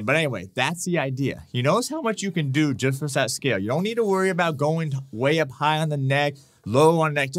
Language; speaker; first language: English; native; English